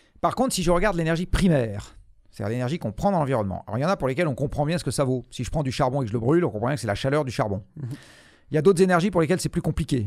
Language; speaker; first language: French; native; French